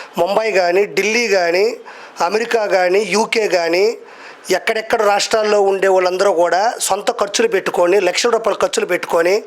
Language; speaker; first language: Telugu; native; Telugu